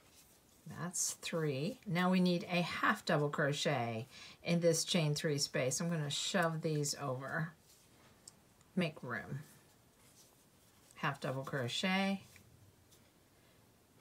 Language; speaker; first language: English; native; English